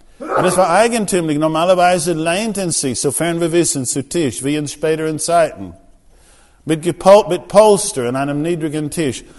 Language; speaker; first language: German; non-native, fluent; English